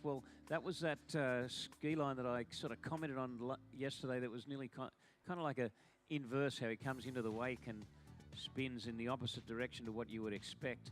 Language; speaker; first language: English; native; English